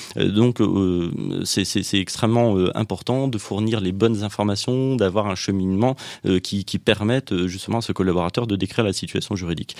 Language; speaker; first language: French; native; French